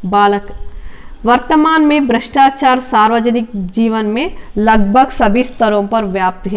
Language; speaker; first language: Hindi; non-native, local second language; Telugu